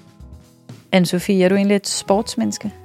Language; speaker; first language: Danish; native; Danish